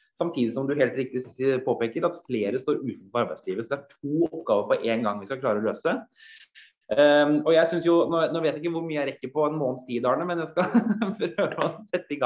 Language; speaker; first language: Norwegian; native; Norwegian